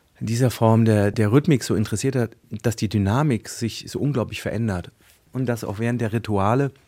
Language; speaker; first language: German; native; German